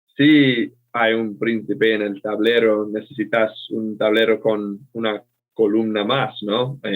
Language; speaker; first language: Spanish; non-native, fluent; English